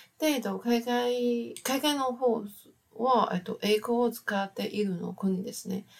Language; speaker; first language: Japanese; non-native, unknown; Chinese